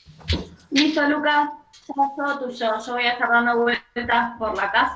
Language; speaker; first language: Spanish; native; Spanish